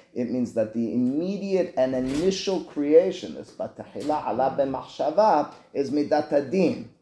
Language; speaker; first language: English; native; English